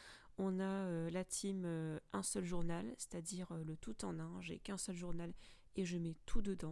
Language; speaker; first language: French; native; French